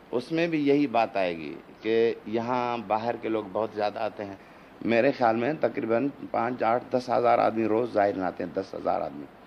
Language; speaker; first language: Urdu; non-native, local second language; Sindhi